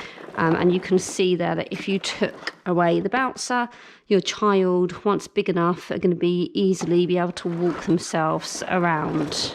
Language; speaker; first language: English; native; English